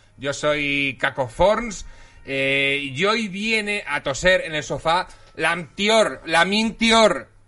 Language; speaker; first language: Spanish; native; Spanish